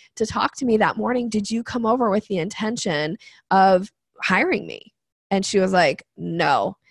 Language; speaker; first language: English; native; English